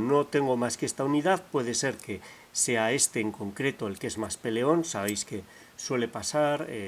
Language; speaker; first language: Spanish; native; Spanish